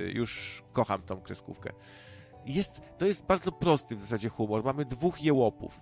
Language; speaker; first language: Polish; native; Polish